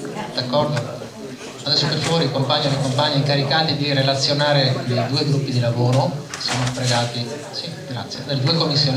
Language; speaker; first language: Italian; native; Italian